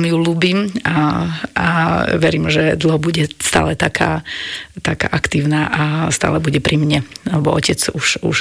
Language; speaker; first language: Slovak; native; Slovak